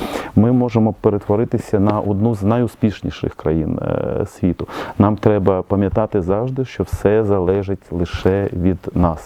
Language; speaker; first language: Ukrainian; native; Ukrainian